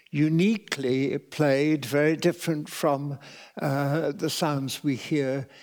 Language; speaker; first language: English; native; English